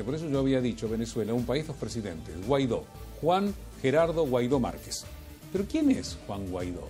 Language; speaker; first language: Spanish; native; Spanish